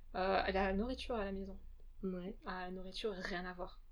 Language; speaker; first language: French; early bilingual, other home language; Portuguese